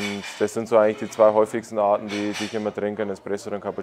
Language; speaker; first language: German; native; German